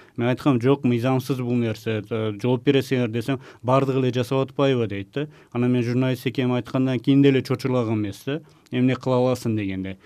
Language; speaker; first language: Kyrgyz; non-native, local second language; Uzbek